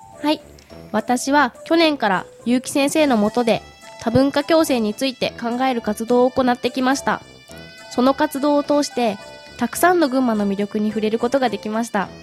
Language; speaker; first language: Japanese; native; Japanese